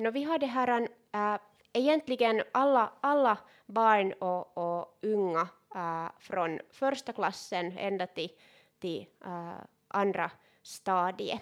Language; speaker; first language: Swedish; non-native, local second language; Finnish